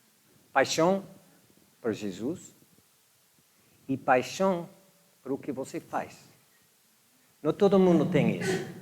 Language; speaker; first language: Portuguese; non-native, fluent; English